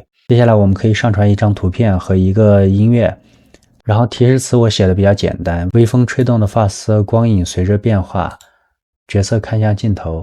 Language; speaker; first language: Chinese; native; Chinese